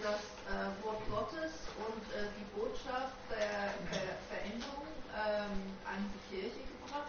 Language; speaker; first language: German; non-native, fluent; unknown